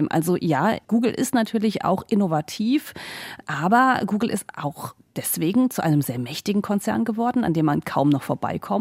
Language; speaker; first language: German; native; German